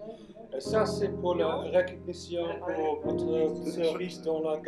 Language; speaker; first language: French; non-native, learner; English